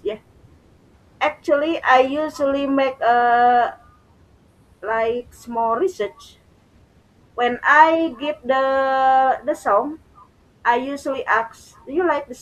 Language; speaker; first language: English; non-native, learner; Indonesian